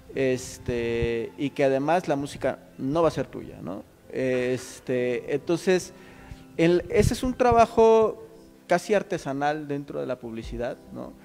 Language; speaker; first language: Spanish; native; Spanish